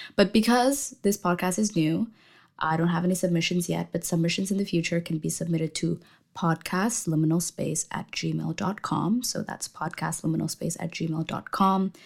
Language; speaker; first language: English; non-native, fluent; Indonesian